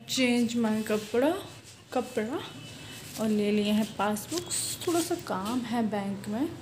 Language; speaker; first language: Hindi; native; Hindi